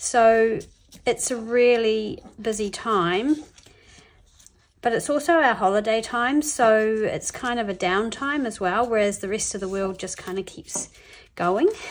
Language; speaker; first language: English; native; English